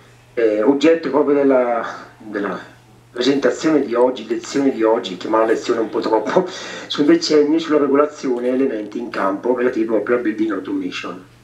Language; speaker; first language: Italian; native; Italian